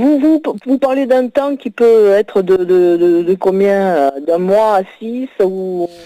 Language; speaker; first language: French; native; French